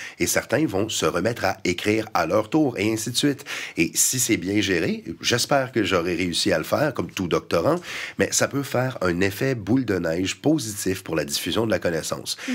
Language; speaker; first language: French; native; French